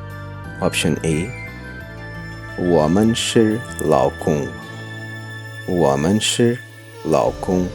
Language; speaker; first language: Chinese; non-native, fluent; Urdu